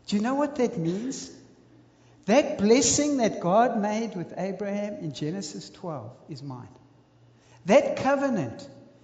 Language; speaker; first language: English; native; English